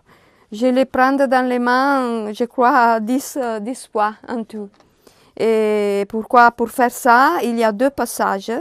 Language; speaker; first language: French; non-native, learner; Italian